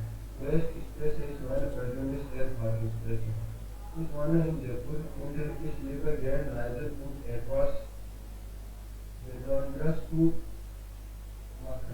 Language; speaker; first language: German; non-native, learner; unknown